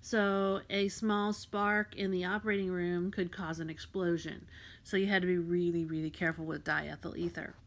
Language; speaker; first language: English; native; English